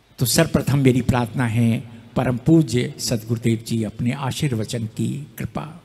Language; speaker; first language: Hindi; native; Hindi